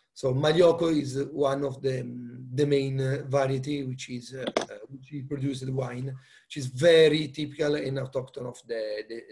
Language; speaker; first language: English; non-native, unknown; Italian